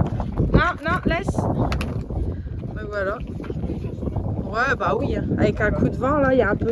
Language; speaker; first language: French; native; French